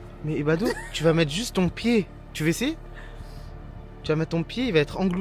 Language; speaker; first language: French; native; French